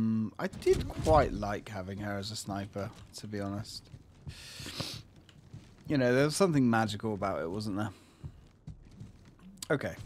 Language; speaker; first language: English; native; English